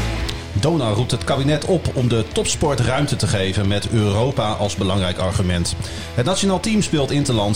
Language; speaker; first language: Dutch; native; Dutch